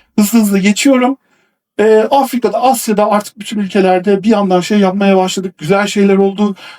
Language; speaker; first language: Turkish; native; Turkish